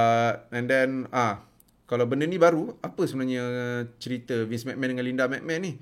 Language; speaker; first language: Malay; native; Malay